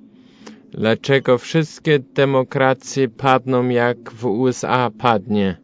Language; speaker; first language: Polish; non-native, learner; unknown